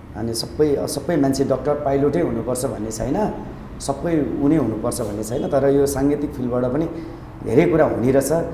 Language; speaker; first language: Nepali; native; Nepali